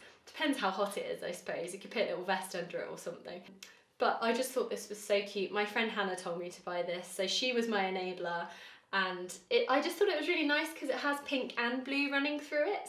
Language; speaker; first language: English; native; English